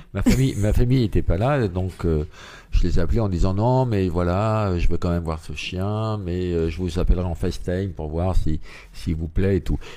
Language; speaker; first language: French; native; French